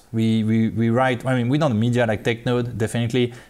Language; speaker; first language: English; non-native, fluent; French